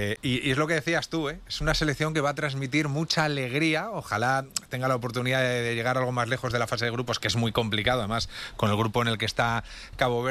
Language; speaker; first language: Spanish; native; Spanish